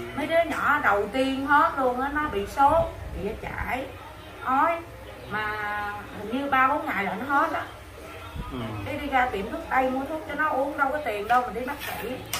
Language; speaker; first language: Vietnamese; non-native, local second language; Khmer